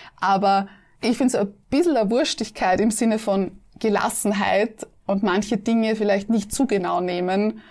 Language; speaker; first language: German; native; German